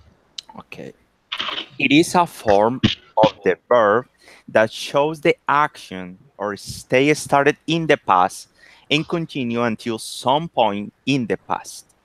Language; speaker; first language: English; non-native, learner; Spanish